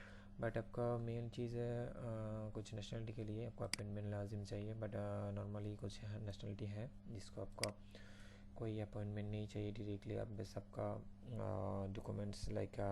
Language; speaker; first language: Hindi; non-native, fluent; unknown